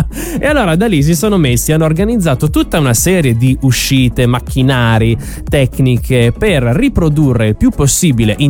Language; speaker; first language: Italian; native; Italian